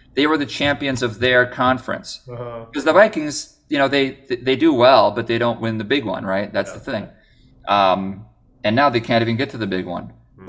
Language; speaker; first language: English; native; English